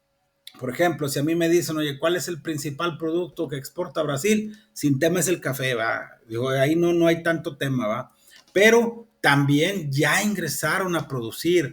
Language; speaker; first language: Spanish; native; Spanish